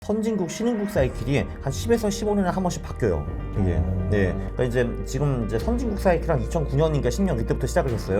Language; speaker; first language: Korean; native; Korean